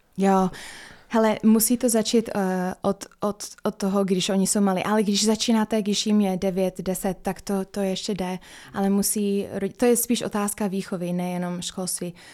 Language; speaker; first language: Czech; non-native, fluent; English